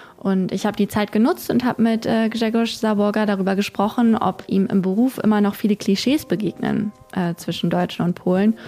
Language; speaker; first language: German; native; German